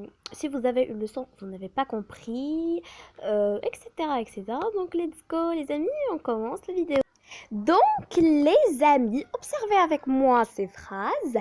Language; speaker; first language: French; non-native, local second language; Arabic